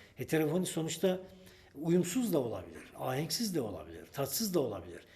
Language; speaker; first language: Turkish; native; Turkish